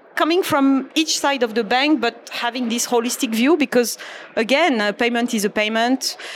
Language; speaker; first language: English; non-native, fluent; French